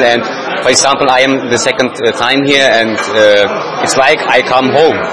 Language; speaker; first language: English; non-native, learner; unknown